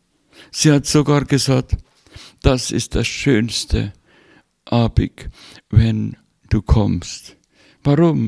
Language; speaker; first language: German; non-native, fluent; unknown